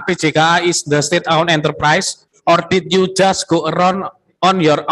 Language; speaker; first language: English; non-native, learner; Indonesian